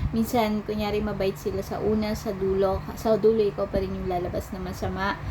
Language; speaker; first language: Filipino; native; Filipino